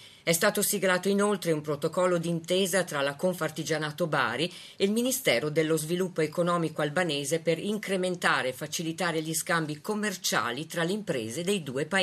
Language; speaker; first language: Italian; native; Italian